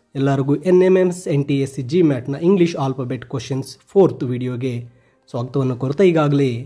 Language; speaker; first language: English; non-native, local second language; Kannada